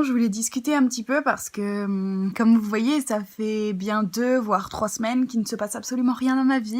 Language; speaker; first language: French; native; French